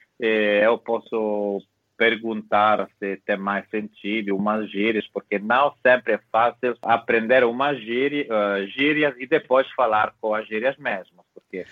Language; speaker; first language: Portuguese; non-native, fluent; Italian